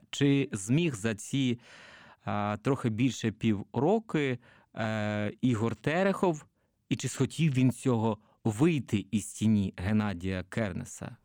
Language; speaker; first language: Ukrainian; native; Ukrainian